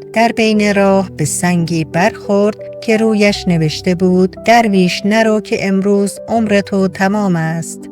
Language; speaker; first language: Persian; native; Persian